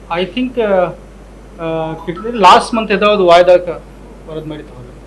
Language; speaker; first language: Tamil; non-native, local second language; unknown